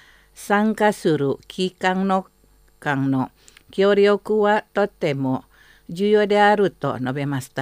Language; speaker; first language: Japanese; non-native, fluent; Indonesian